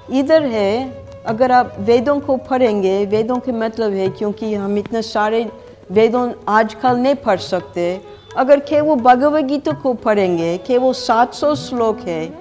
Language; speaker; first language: Hindi; non-native, fluent; English